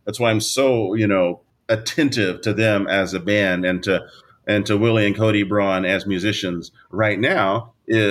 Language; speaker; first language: English; native; English